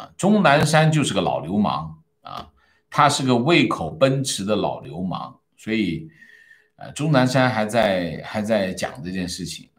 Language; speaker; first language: Chinese; native; Chinese